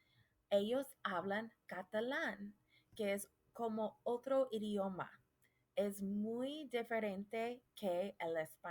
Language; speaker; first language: Spanish; non-native, fluent; English